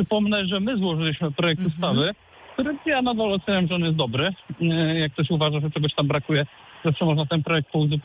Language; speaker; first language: Polish; native; Polish